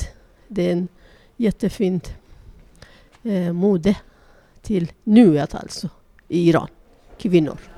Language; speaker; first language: Swedish; non-native, learner; Persian